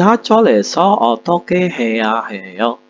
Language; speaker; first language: Korean; non-native, fluent; Indonesian